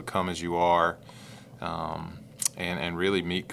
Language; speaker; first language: English; native; English